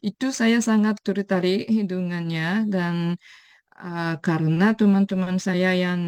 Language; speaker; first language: Indonesian; non-native, fluent; Japanese